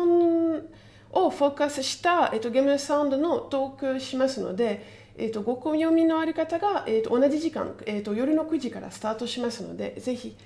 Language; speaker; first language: Japanese; non-native, fluent; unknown